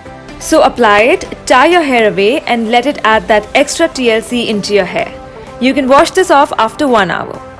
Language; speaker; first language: English; non-native, local second language; Hindi